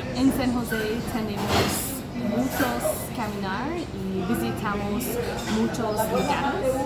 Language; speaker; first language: Spanish; non-native, learner; English